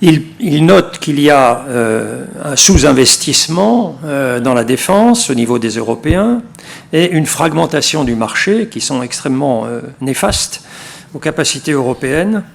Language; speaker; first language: French; native; French